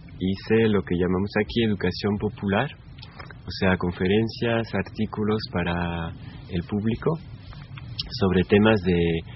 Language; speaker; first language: Spanish; non-native, fluent; French